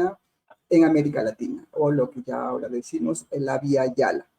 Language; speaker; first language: Spanish; native; Spanish